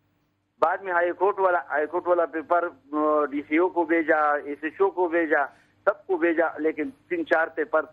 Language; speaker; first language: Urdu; non-native, local second language; Pashto